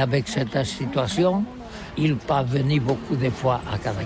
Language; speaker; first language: French; non-native, learner; Catalan